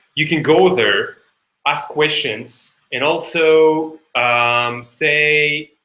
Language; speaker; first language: English; non-native, fluent; Hebrew